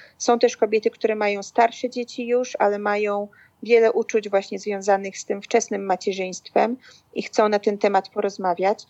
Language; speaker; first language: Polish; native; Polish